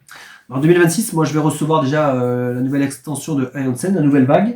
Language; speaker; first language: French; native; French